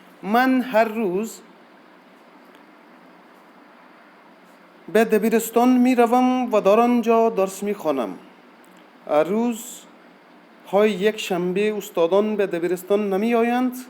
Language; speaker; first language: Persian; non-native, fluent; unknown